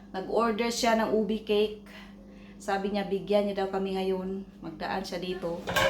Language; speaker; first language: Filipino; non-native, local second language; Cebuano